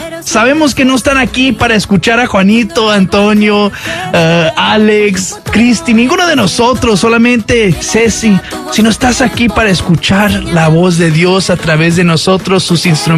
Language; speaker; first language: Spanish; early bilingual, heritage; Spanish